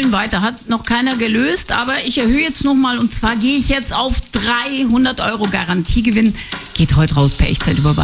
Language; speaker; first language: German; native; German